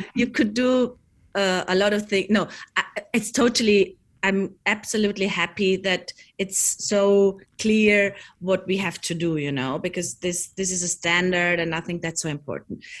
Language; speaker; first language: English; non-native, fluent; German